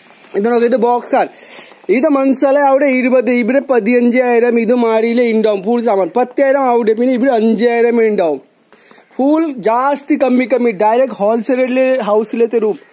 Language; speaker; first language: Malayalam; non-native, learner; Hindi